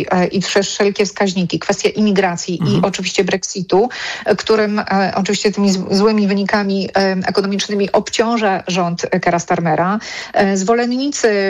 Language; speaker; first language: Polish; native; Polish